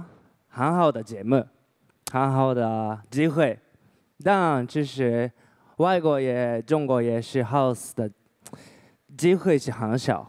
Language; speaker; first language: Chinese; non-native, learner; Japanese